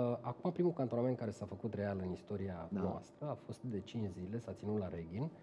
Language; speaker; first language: Romanian; native; Romanian